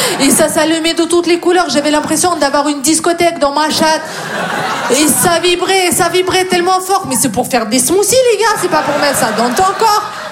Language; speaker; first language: French; non-native, fluent; Russian